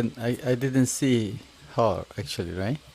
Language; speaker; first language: English; non-native, learner; Korean